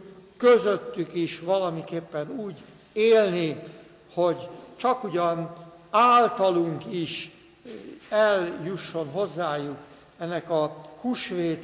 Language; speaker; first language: Hungarian; native; Hungarian